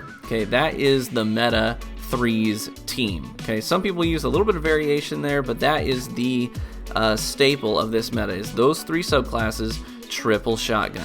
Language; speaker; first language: English; native; English